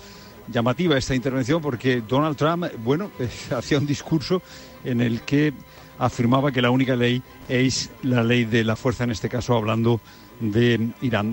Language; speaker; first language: Spanish; native; Spanish